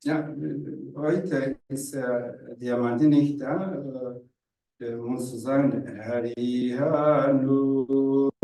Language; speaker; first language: German; non-native, fluent; Rundi